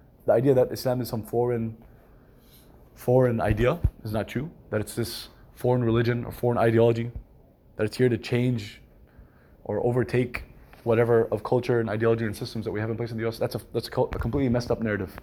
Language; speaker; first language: English; native; English